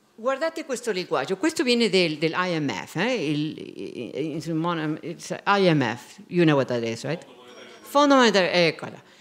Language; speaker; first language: Italian; non-native, fluent; Spanish